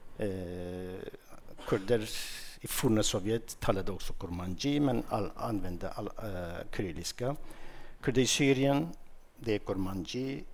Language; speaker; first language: Swedish; non-native, fluent; Kurdish